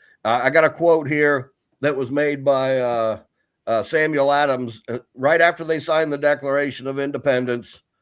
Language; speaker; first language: English; native; English